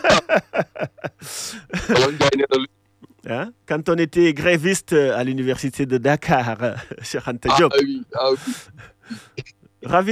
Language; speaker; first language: French; non-native, local second language; Wolof